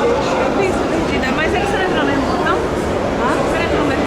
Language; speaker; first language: Portuguese; native; Portuguese